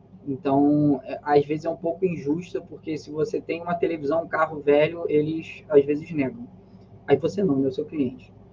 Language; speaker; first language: Portuguese; native; Portuguese